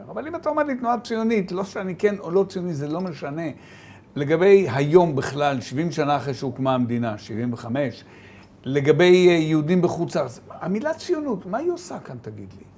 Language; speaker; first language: Hebrew; native; Hebrew